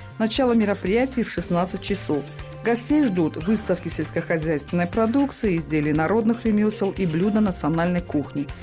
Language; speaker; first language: Russian; non-native, local second language; Tajik